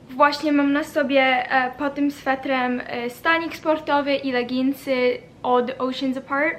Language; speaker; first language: Polish; early bilingual, heritage; Polish